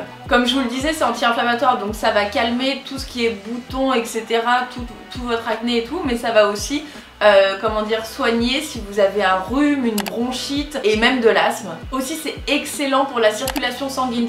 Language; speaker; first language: French; native; French